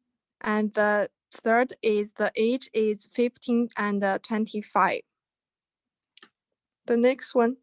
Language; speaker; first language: English; non-native, learner; Chinese